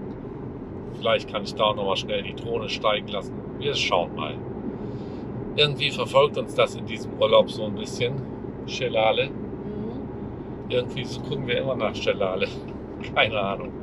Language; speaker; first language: German; native; German